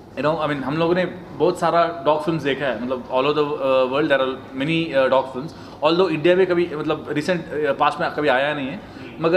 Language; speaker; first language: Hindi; non-native, local second language; Kannada